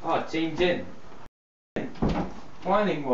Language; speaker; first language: Chinese; non-native, learner; English